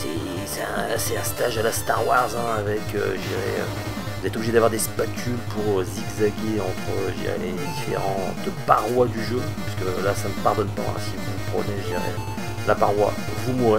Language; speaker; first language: French; native; French